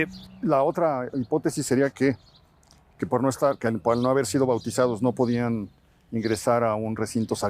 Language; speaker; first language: Spanish; native; Spanish